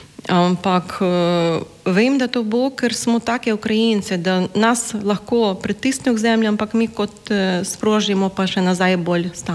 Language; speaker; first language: Slovenian; non-native, learner; Ukrainian